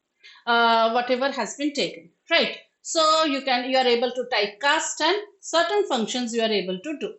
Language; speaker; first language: English; non-native, local second language; Hindi